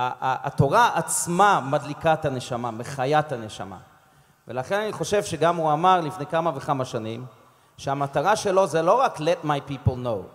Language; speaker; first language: Hebrew; non-native, fluent; English